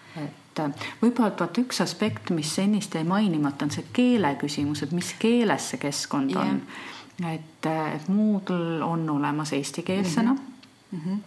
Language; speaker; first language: Estonian; native; Estonian